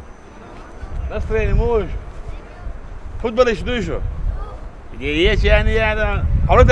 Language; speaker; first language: Russian; non-native, local second language; Chechen